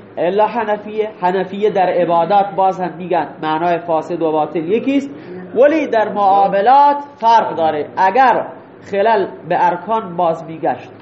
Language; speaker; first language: Persian; non-native, local second language; Baluchi